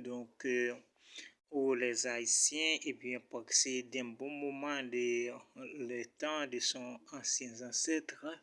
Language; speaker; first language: French; non-native, local second language; Haitian Creole